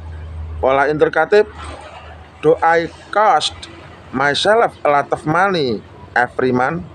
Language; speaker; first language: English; non-native, learner; Indonesian